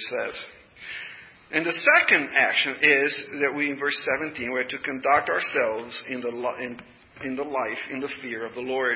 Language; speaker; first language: English; non-native, fluent; Portuguese